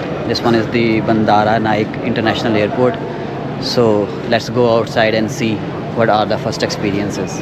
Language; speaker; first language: English; non-native, learner; Urdu